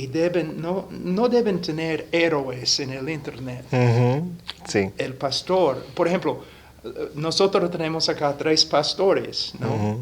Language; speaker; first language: Spanish; non-native, fluent; English